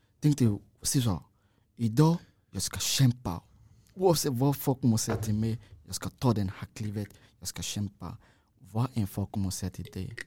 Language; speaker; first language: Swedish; non-native, fluent; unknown